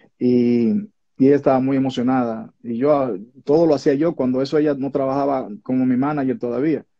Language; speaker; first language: Spanish; native; Spanish